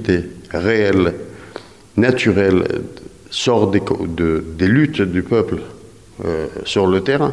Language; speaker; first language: French; non-native, fluent; Persian